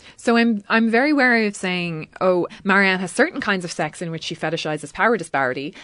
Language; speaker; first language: English; native; English